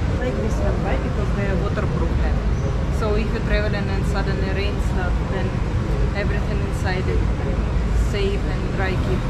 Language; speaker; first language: English; non-native, learner; Russian